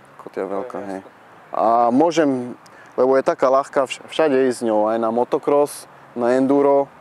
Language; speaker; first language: Slovak; early bilingual, heritage; Slovak